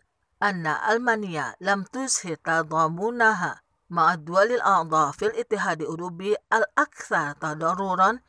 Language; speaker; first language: Arabic; non-native, fluent; Indonesian